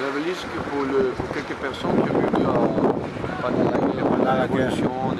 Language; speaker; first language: French; non-native, learner; Spanish